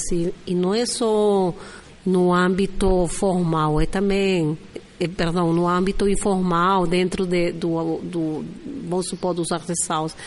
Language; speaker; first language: Portuguese; non-native, fluent; Spanish